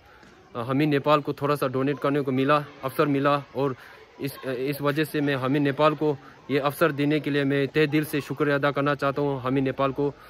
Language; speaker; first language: Hindi; non-native, fluent; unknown